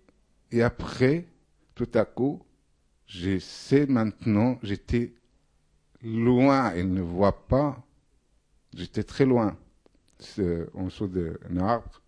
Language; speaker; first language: French; non-native, fluent; Arabic